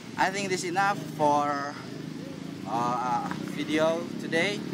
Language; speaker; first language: English; non-native, learner; Indonesian